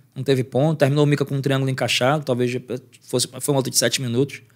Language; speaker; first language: Portuguese; native; Portuguese